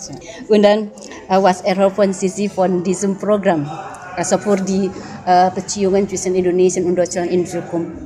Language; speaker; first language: German; non-native, learner; Indonesian